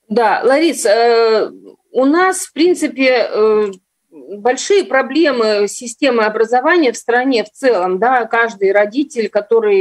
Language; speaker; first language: Russian; native; Russian